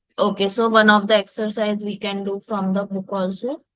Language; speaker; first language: English; non-native, local second language; Hindi